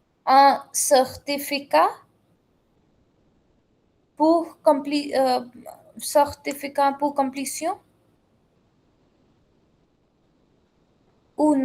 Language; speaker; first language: French; non-native, learner; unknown